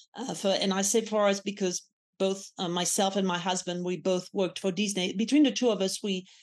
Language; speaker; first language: English; non-native, fluent; French